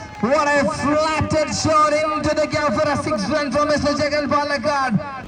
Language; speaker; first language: English; non-native, local second language; Malayalam